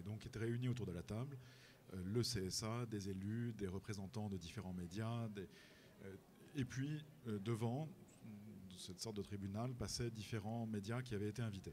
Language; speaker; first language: French; native; French